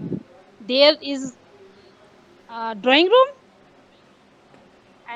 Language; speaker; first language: English; non-native, learner; Hindi